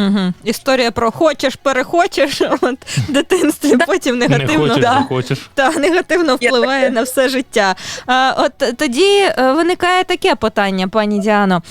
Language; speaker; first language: Ukrainian; native; Ukrainian